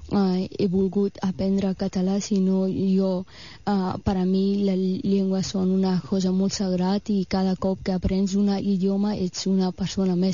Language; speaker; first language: Catalan; non-native, fluent; Persian